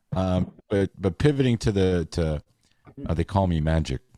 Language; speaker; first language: English; native; English